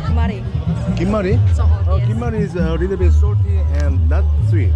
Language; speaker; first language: English; non-native, learner; Korean